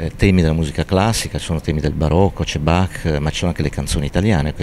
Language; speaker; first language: Italian; native; Italian